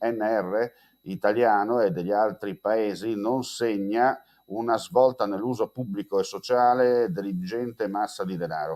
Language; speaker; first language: Italian; native; Italian